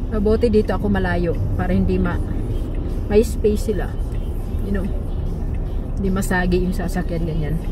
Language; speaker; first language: Filipino; native; Filipino